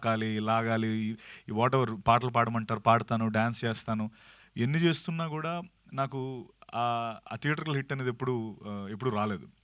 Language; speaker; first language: Telugu; native; Telugu